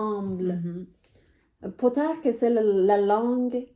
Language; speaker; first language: French; non-native, learner; Persian